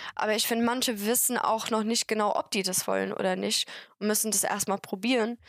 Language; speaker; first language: German; non-native, fluent; English